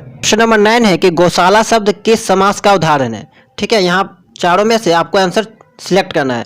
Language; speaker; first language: Hindi; native; Hindi